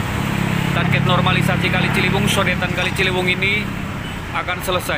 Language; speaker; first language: Indonesian; non-native, local second language; Javanese